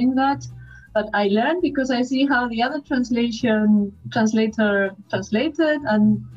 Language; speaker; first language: English; non-native, fluent; Spanish